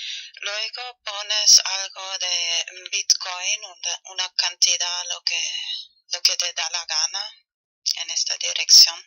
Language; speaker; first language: Spanish; non-native, fluent; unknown